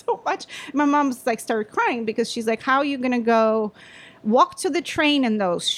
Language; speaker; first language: English; non-native, fluent; Russian